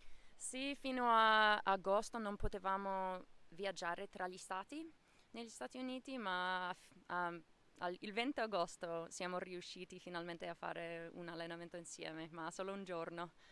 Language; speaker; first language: Italian; non-native, fluent; English